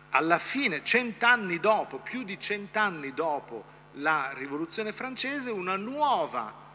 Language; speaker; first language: Italian; native; Italian